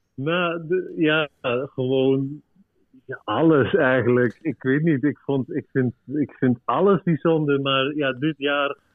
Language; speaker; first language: Dutch; native; Dutch